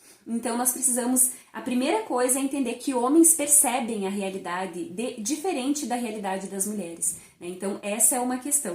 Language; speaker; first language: Portuguese; native; Portuguese